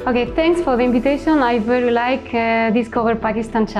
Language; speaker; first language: English; non-native, learner; Spanish